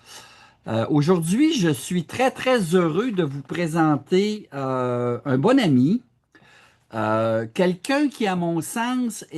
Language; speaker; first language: French; native; French